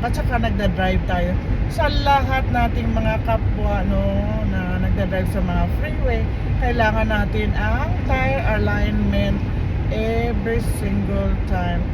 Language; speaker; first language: Filipino; non-native, local second language; Cebuano